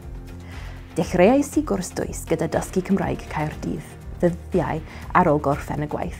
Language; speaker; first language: Welsh; non-native, learner; English